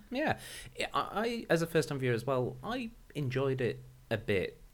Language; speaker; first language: English; native; English